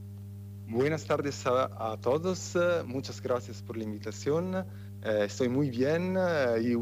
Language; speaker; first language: Spanish; non-native, fluent; Italian